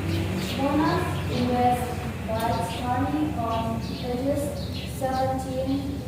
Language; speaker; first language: English; non-native, learner; Indonesian